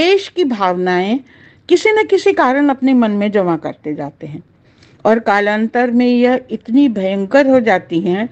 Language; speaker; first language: Hindi; native; Hindi